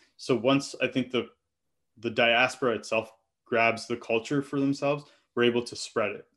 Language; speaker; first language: English; native; English